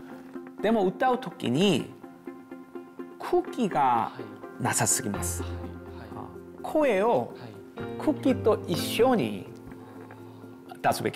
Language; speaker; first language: Japanese; non-native, fluent; Korean